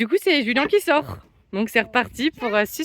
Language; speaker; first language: French; native; French